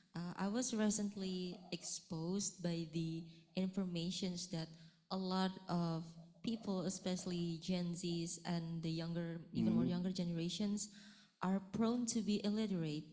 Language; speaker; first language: English; non-native, fluent; Indonesian